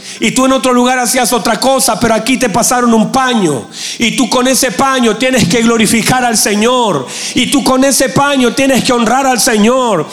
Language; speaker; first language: Spanish; native; Spanish